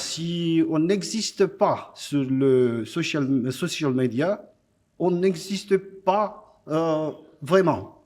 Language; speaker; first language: French; non-native, fluent; Romanian